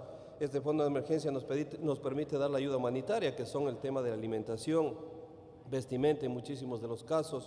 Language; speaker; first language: Spanish; native; Spanish